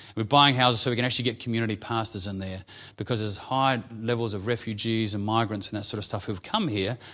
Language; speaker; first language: English; native; English